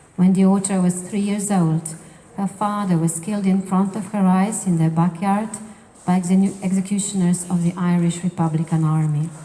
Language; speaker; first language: English; non-native, fluent; Slovenian